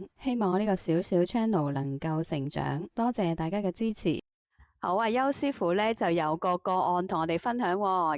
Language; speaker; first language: Cantonese; native; Cantonese